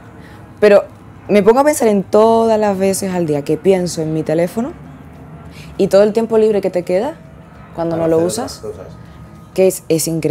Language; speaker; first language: Spanish; native; Spanish